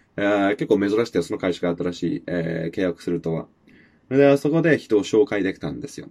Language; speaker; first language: Japanese; non-native, fluent; English